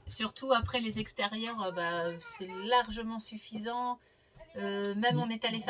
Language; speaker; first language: French; native; French